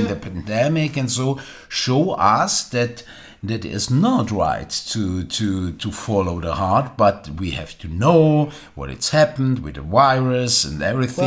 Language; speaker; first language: English; non-native, learner; German